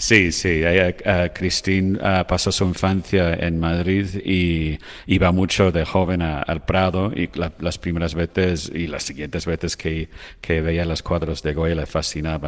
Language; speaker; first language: Spanish; non-native, fluent; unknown